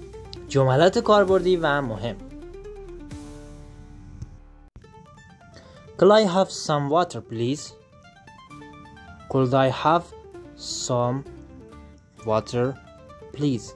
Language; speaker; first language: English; non-native, fluent; Persian